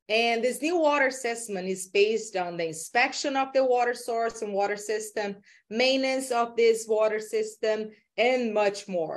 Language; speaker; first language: English; non-native, fluent; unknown